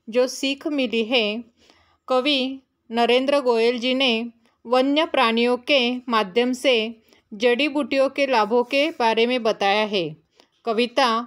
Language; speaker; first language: Hindi; non-native, local second language; Marathi